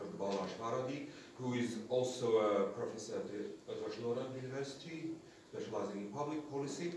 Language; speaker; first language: English; non-native, fluent; Armenian